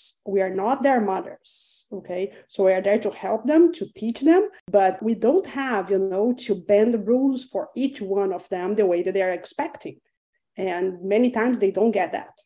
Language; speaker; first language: English; non-native, fluent; Portuguese